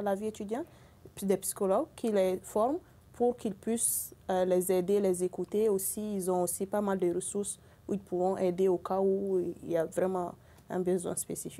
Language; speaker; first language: French; non-native, local second language; Bambara